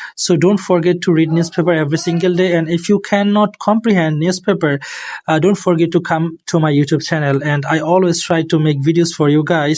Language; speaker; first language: English; non-native, local second language; Bangla